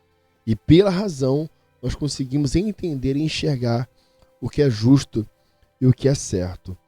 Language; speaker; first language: Portuguese; native; Portuguese